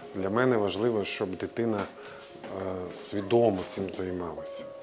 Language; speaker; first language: Ukrainian; non-native, fluent; Latvian